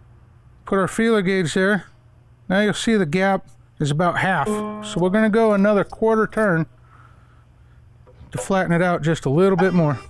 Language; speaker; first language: English; native; English